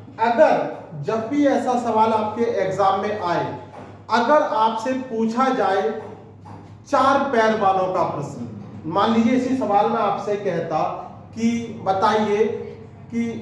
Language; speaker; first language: Hindi; native; Hindi